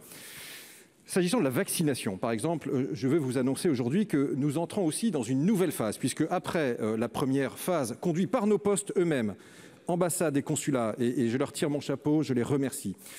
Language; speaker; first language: French; native; French